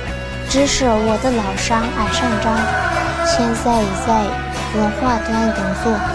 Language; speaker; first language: Chinese; non-native, local second language; Uyghur